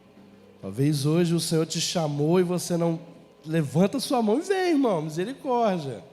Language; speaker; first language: Portuguese; native; Portuguese